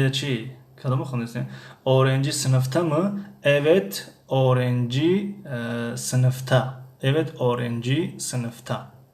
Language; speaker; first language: Turkish; non-native, fluent; Tajik